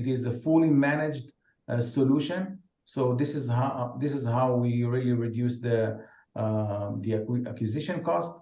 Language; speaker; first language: English; non-native, fluent; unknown